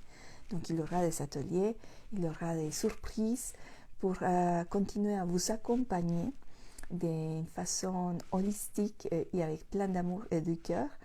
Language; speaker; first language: French; non-native, fluent; Spanish